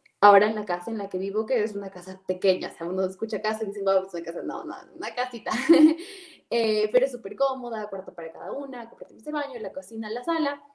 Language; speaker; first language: Spanish; native; Spanish